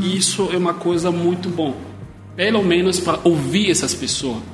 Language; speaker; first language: Portuguese; non-native, fluent; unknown